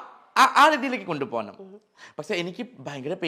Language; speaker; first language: Malayalam; non-native, fluent; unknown